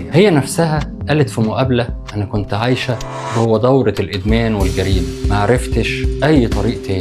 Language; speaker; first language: Arabic; native; Arabic